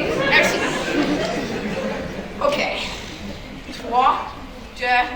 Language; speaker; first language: French; non-native, local second language; English